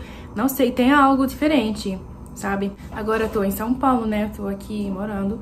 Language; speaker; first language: Portuguese; non-native, fluent; French